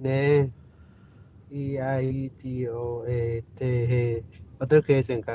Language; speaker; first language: Korean; non-native, learner; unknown